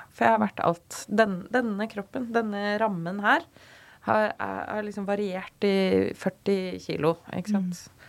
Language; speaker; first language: Norwegian; native; Norwegian